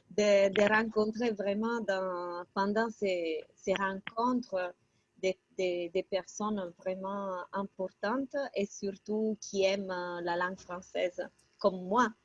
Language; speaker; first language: French; non-native, fluent; Italian